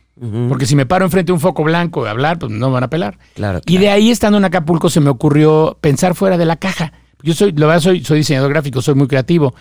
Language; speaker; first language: Spanish; native; Spanish